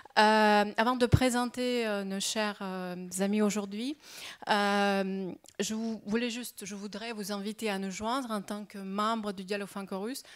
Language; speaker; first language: French; native; French